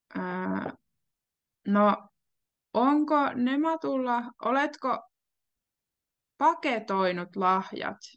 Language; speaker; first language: Finnish; native; Finnish